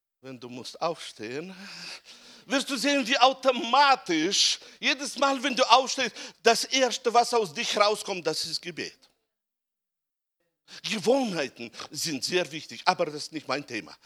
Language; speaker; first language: German; non-native, fluent; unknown